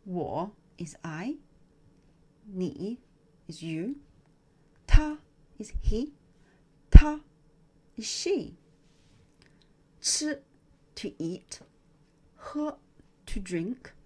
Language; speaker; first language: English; non-native, fluent; Chinese